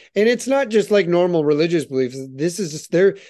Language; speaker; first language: English; native; English